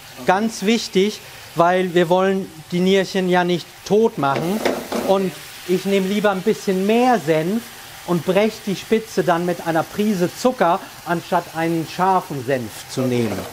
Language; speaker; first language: German; non-native, local second language; Swiss German